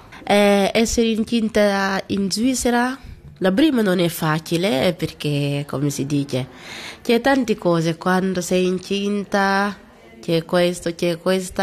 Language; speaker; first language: Italian; non-native, learner; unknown